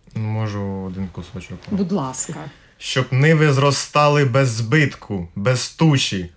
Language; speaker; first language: Ukrainian; native; Ukrainian